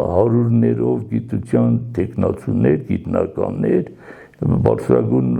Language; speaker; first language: Armenian; non-native, local second language; Kurdish